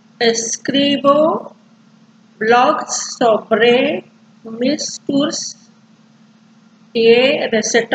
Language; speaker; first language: Spanish; non-native, learner; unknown